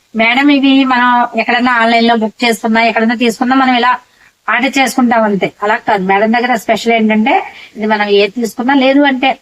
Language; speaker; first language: Telugu; native; Telugu